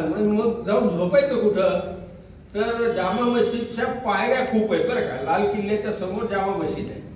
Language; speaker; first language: Marathi; non-native, local second language; Urdu